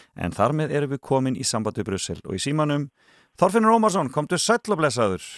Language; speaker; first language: Icelandic; native; Icelandic